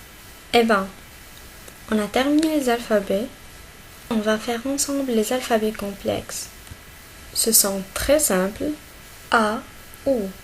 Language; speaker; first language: French; non-native, local second language; Arabic